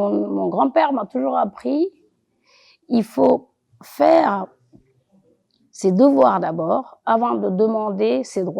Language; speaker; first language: French; non-native, local second language; Wolof